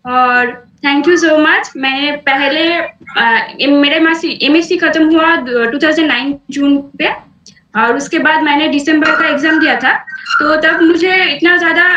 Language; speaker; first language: Hindi; non-native, local second language; Bangla